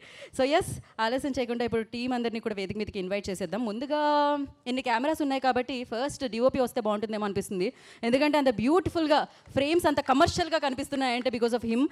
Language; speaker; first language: Telugu; native; Telugu